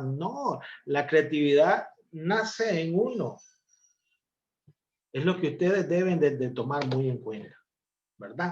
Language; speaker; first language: Spanish; native; Spanish